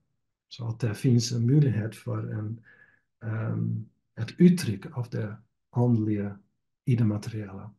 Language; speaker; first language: Norwegian; non-native, fluent; Dutch